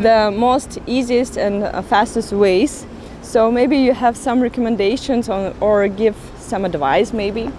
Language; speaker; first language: English; non-native, learner; Russian